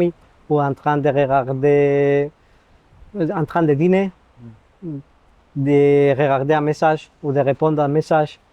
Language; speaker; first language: French; non-native, fluent; Spanish